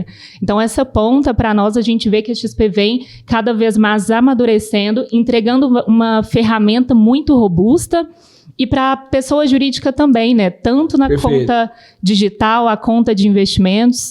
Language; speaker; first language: Portuguese; native; Portuguese